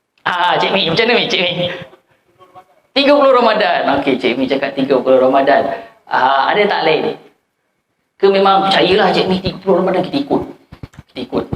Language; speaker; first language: Malay; native; Malay